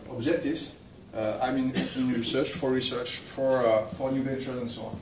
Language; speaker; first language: English; non-native, fluent; French